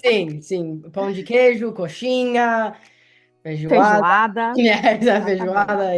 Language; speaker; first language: Portuguese; early bilingual, heritage; English